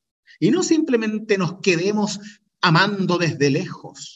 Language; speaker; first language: Spanish; native; Spanish